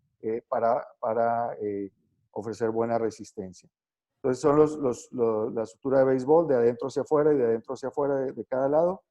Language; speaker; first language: Spanish; native; Spanish